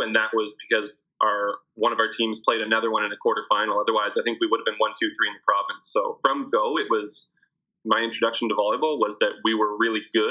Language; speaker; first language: English; native; English